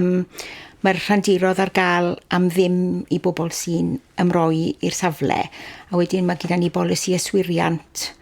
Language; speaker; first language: Welsh; native; Welsh